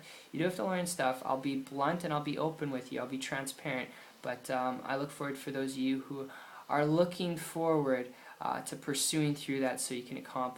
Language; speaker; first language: English; native; English